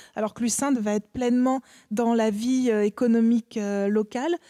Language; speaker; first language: French; native; French